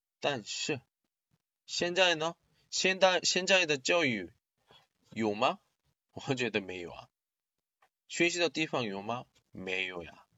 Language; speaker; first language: Chinese; non-native, learner; Korean